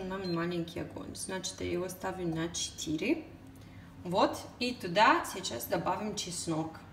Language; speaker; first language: Russian; non-native, fluent; Italian